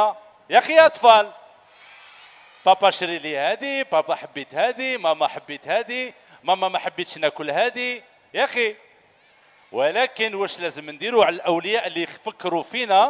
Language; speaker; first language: Arabic; native; Arabic